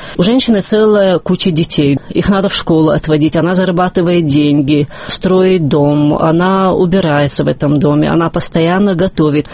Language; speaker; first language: Russian; non-native, local second language; Chechen